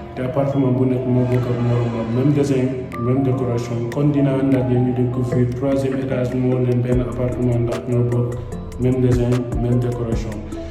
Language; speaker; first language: Wolof; non-native, local second language; Fula